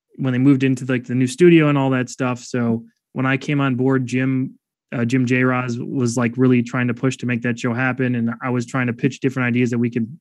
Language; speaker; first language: English; native; English